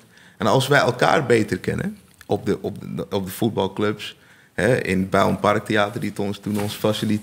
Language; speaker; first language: Dutch; native; Dutch